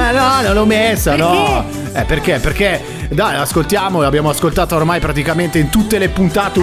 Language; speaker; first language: Italian; native; Italian